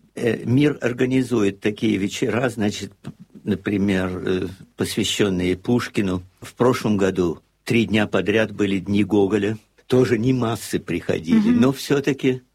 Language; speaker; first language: Russian; native; Russian